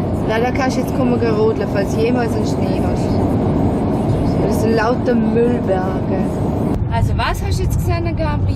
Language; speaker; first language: German; native; German